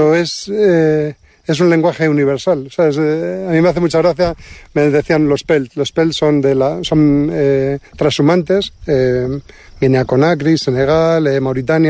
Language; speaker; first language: Spanish; native; Spanish